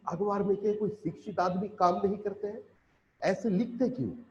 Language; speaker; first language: Hindi; non-native, local second language; Bangla